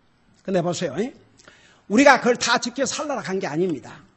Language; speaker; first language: Korean; native; Korean